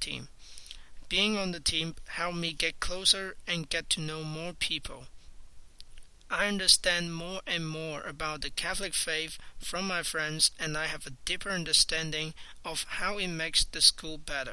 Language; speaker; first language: English; non-native, fluent; Chinese